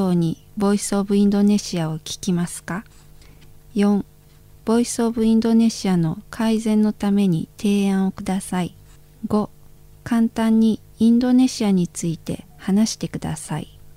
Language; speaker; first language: Japanese; non-native, fluent; Indonesian